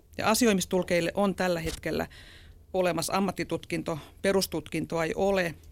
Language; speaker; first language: Finnish; native; Finnish